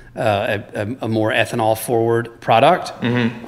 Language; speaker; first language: English; native; English